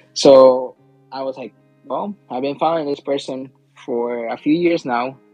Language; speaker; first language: English; early bilingual, other home language; Spanish